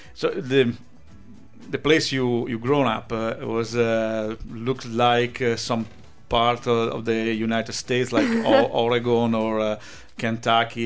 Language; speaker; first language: English; non-native, fluent; Italian